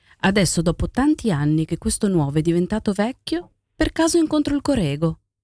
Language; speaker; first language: Italian; native; Italian